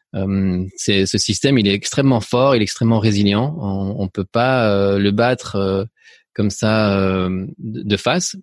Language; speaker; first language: French; early bilingual, other home language; Spanish